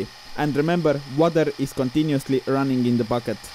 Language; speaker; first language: English; non-native, fluent; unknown